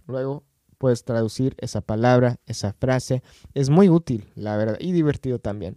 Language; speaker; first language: Spanish; non-native, fluent; English